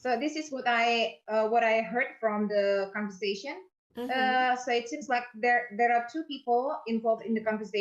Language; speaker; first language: English; non-native, fluent; Indonesian